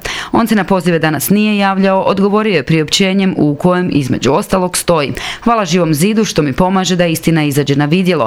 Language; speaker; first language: Croatian; native; Croatian